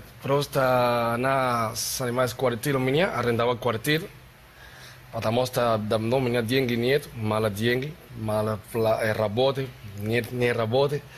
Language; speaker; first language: Russian; non-native, learner; Spanish